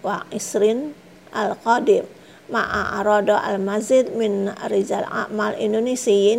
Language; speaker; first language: Arabic; non-native, fluent; Indonesian